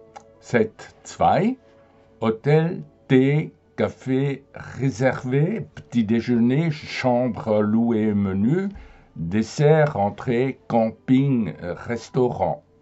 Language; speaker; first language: French; non-native, fluent; German